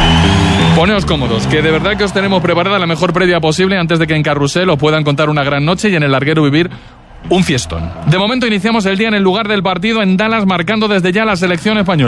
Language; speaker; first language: Spanish; native; Spanish